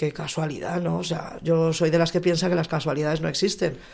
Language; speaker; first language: Spanish; native; Spanish